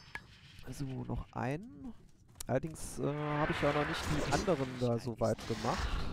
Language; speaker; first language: German; native; German